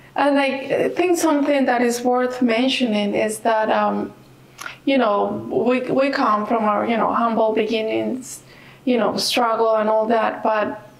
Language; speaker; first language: English; non-native, fluent; Spanish